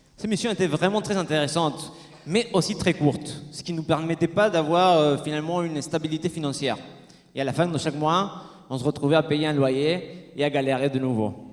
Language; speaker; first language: French; non-native, fluent; Spanish